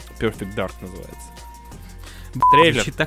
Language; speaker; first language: Russian; native; Russian